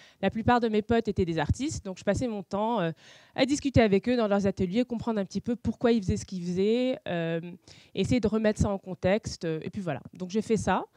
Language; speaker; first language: French; non-native, local second language; Arabic